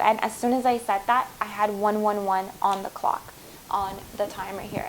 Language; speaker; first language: English; native; English